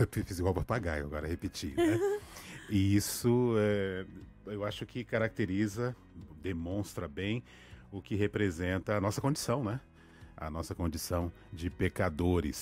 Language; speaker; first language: Portuguese; native; Portuguese